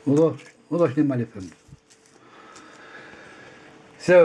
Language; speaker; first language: German; non-native, learner; Russian